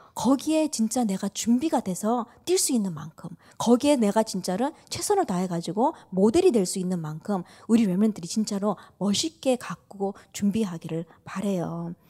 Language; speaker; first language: Korean; early bilingual, heritage; Korean